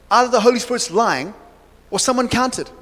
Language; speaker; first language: English; native; English